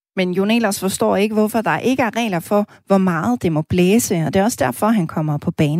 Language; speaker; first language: Danish; native; Danish